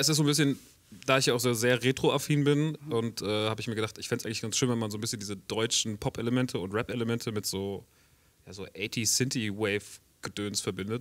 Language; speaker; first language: German; native; German